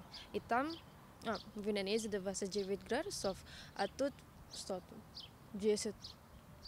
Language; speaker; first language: Russian; non-native, learner; Indonesian